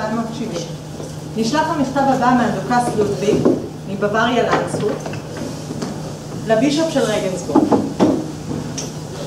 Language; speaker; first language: Hebrew; native; Hebrew